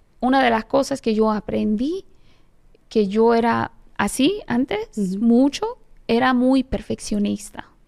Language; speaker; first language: Spanish; non-native, fluent; Persian